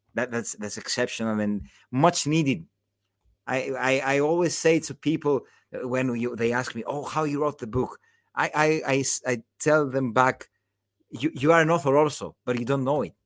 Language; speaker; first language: English; non-native, fluent; Greek